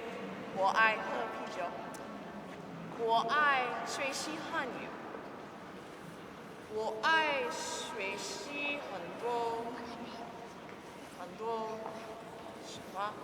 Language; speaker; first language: Chinese; non-native, learner; English